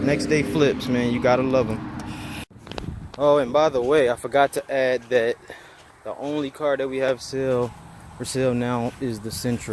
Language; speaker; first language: English; native; English